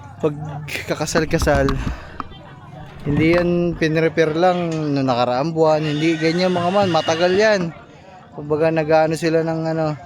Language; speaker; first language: Filipino; native; Filipino